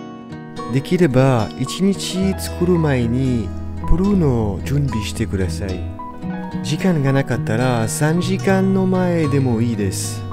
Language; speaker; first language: Japanese; non-native, learner; French